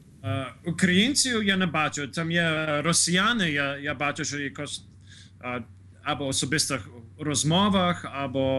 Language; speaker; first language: Ukrainian; early bilingual, heritage; Ukrainian